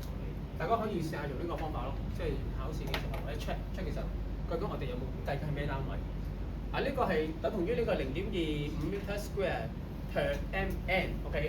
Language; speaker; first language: Cantonese; native; Cantonese